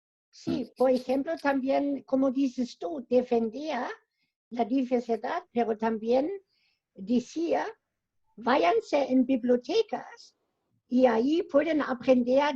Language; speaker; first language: Spanish; non-native, fluent; German